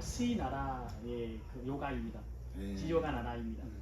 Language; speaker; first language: Korean; non-native, learner; Vietnamese